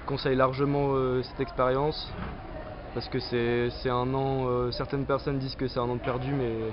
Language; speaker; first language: French; native; French